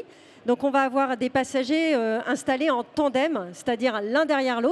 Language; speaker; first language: French; native; French